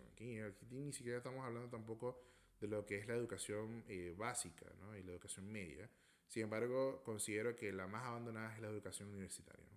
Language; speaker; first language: Spanish; native; Spanish